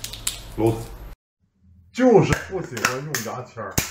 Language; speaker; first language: Chinese; native; Chinese